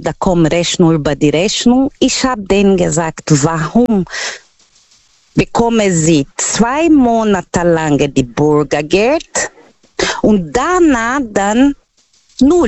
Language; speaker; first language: German; non-native, learner; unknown